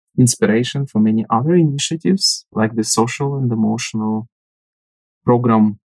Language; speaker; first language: English; non-native, fluent; Ukrainian